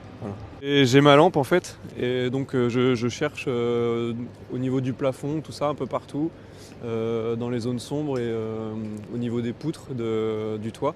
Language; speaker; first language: French; native; French